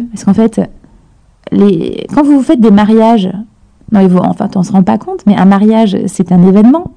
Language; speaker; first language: French; native; French